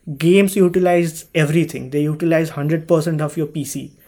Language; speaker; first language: English; non-native, local second language; Hindi